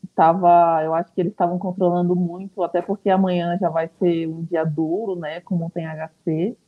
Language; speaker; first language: Portuguese; native; Portuguese